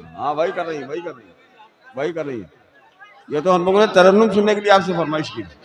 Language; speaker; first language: Urdu; native; Urdu